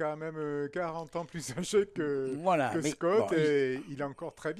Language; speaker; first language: French; native; French